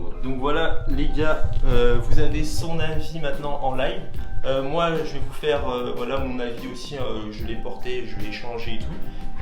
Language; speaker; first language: French; native; French